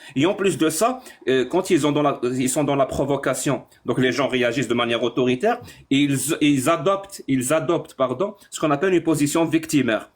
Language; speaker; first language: French; non-native, local second language; Arabic